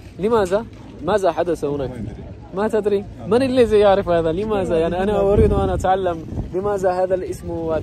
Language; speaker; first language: Arabic; non-native, learner; Turkish